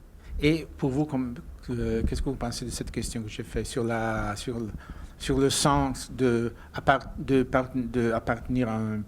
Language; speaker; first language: French; non-native, fluent; Italian